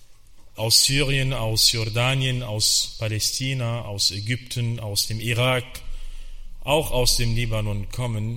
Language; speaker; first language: German; non-native, fluent; Arabic